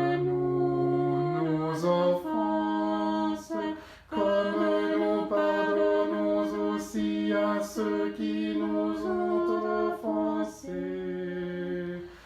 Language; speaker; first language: French; native; French